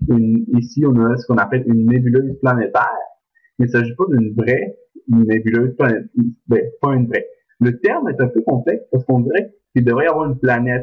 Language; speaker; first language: French; native; French